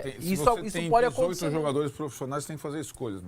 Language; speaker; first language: Portuguese; native; Portuguese